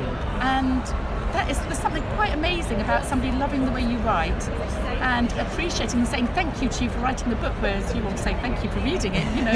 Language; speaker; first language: English; native; English